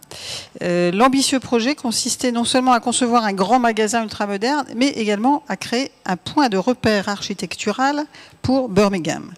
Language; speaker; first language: French; native; French